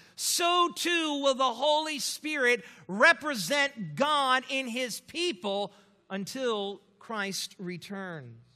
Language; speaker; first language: English; native; English